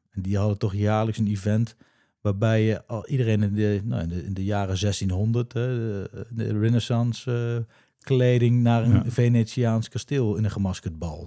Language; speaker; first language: Dutch; native; Dutch